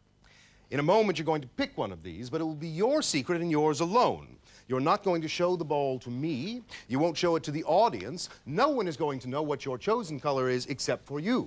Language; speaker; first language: English; native; English